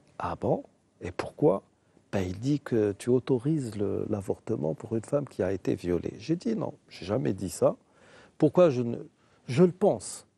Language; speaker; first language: French; non-native, local second language; Arabic